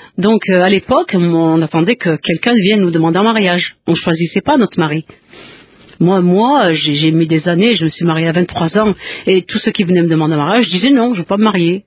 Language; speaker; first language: French; non-native, local second language; Kabyle